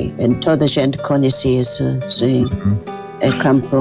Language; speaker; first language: Portuguese; non-native, fluent; English